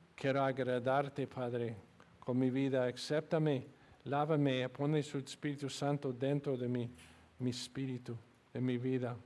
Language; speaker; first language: Spanish; non-native, learner; English